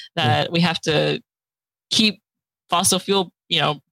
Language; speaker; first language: English; early bilingual, other home language; Chinese